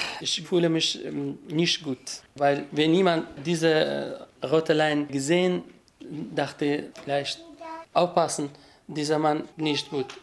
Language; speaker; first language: German; non-native, learner; Kurdish